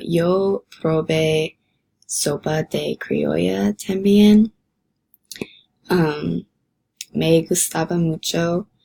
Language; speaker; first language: Spanish; non-native, learner; English